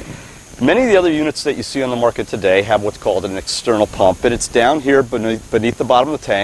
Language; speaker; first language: English; native; English